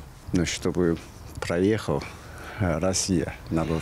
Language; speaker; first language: Russian; non-native, learner; Chinese